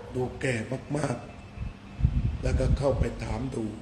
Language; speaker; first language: Thai; native; Thai